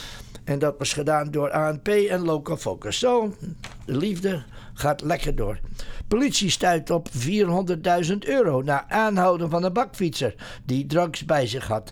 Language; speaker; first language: Dutch; native; Dutch